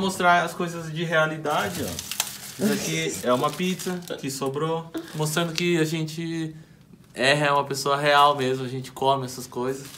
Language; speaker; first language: Portuguese; native; Portuguese